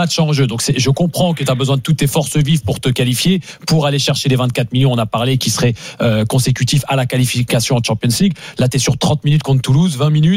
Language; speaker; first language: French; native; French